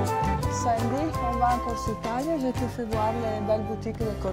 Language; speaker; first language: French; non-native, fluent; Italian